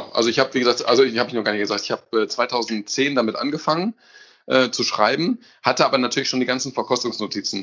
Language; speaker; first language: German; native; German